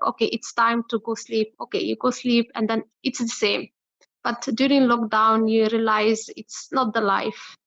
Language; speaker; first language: English; non-native, learner; Arabic